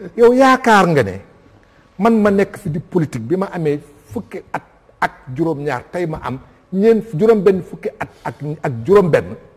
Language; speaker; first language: Wolof; non-native, local second language; Fula